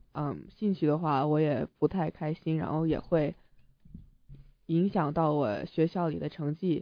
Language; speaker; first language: Chinese; early bilingual, heritage; Chinese